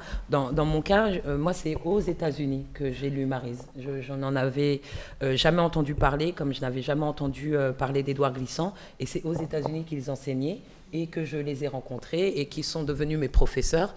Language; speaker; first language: French; native; French